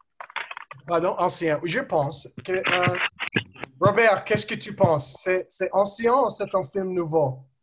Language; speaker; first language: French; non-native, learner; English